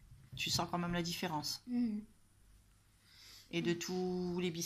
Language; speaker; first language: French; native; French